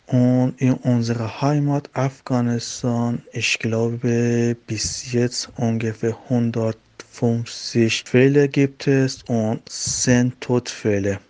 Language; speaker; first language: German; non-native, learner; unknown